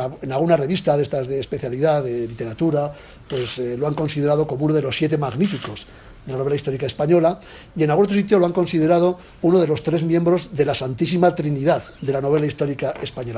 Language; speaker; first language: Spanish; native; Spanish